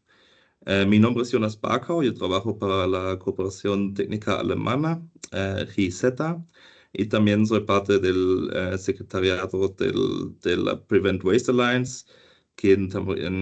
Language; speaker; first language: Spanish; non-native, fluent; German